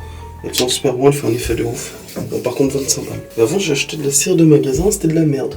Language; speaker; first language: French; native; French